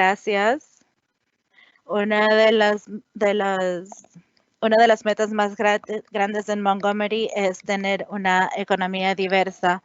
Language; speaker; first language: Spanish; non-native, fluent; English